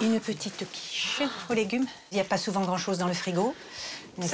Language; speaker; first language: French; native; French